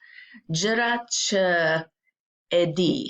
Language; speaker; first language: Albanian; non-native, learner; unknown